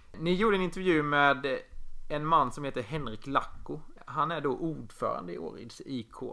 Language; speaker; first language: Swedish; native; Swedish